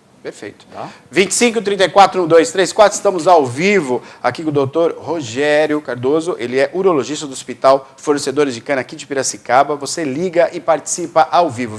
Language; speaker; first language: Portuguese; native; Portuguese